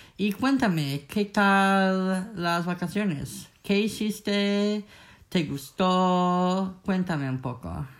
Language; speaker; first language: Spanish; non-native, learner; English